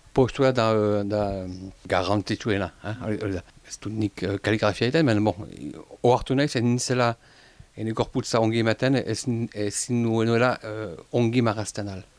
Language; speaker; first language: Basque; non-native, local second language; French